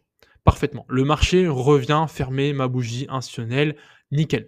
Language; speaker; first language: French; native; French